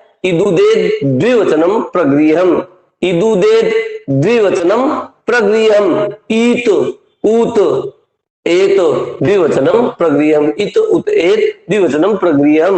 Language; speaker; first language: Hindi; native; Hindi